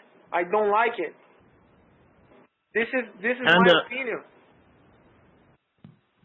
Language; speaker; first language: English; non-native, learner; Portuguese